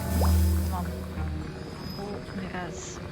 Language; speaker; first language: Turkish; non-native, learner; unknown